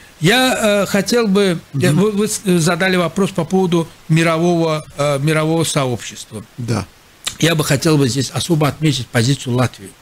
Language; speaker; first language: Russian; non-native, local second language; Azerbaijani